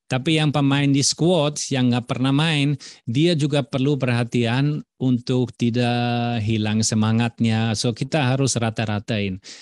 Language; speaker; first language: Indonesian; non-native, fluent; German